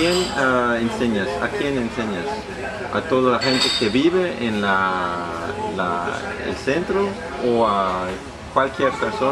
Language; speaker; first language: Spanish; non-native, learner; Danish